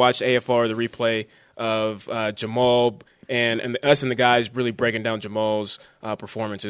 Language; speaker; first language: English; native; English